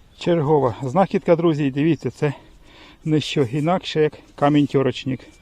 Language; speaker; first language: Ukrainian; native; Ukrainian